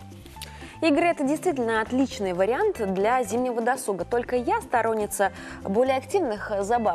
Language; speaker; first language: Russian; native; Russian